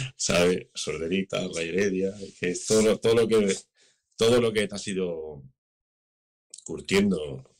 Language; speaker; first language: Spanish; native; Spanish